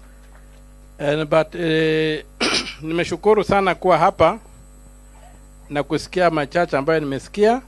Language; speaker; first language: Swahili; non-native, local second language; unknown